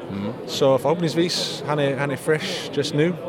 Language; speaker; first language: Swedish; non-native, learner; English